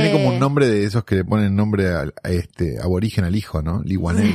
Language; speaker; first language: Spanish; native; Spanish